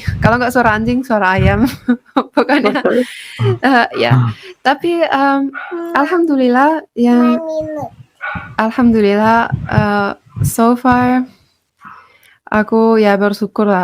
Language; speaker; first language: Indonesian; non-native, fluent; Finnish